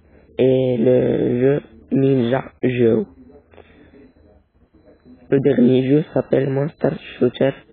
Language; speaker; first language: French; non-native, learner; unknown